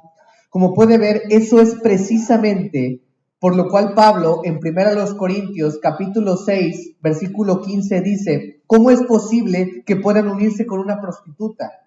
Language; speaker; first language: Spanish; native; Spanish